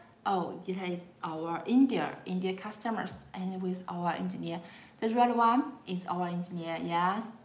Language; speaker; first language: English; non-native, learner; Chinese